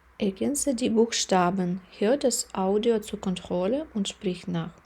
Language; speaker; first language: German; non-native, fluent; Ukrainian